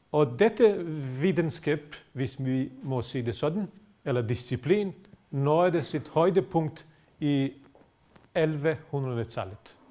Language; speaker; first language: Danish; non-native, fluent; Bosnian